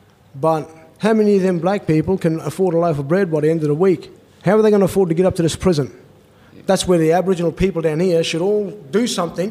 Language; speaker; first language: English; native; English